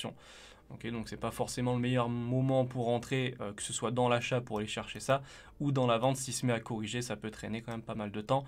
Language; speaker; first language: French; native; French